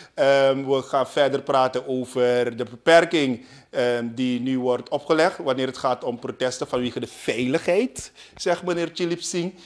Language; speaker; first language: Dutch; native; Dutch